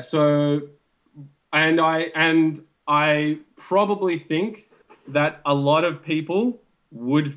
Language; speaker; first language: English; native; English